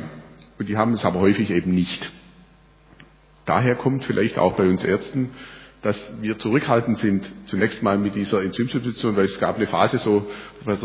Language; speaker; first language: German; native; German